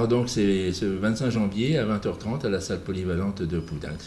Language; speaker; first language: French; native; French